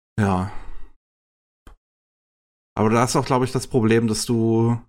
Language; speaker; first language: German; native; German